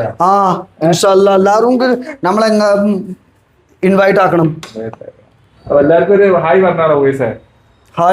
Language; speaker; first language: Malayalam; non-native, local second language; Hindi